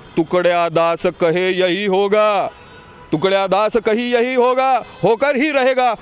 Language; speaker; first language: Hindi; non-native, local second language; Marathi